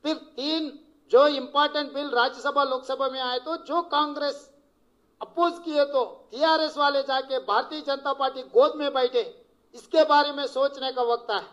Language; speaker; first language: Hindi; non-native, local second language; Telugu